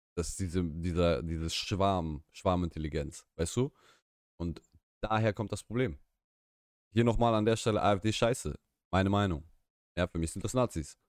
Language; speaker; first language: German; early bilingual, other home language; Russian